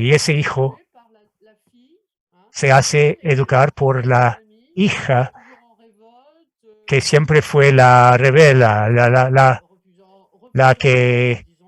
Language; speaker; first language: Spanish; non-native, fluent; French